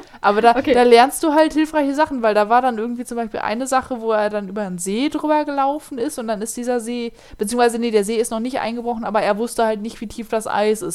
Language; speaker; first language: German; native; German